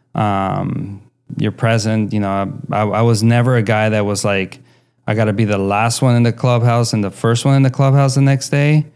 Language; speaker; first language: English; early bilingual, other home language; Spanish